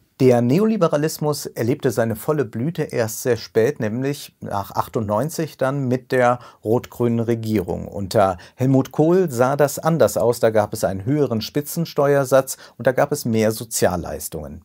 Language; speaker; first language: German; native; German